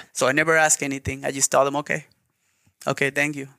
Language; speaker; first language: English; non-native, learner; Spanish